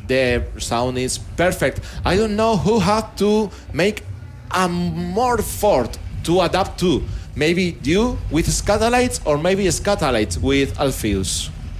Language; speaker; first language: English; non-native, fluent; Spanish